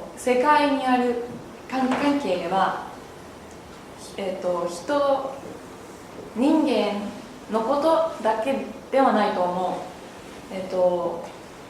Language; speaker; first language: Japanese; non-native, learner; Thai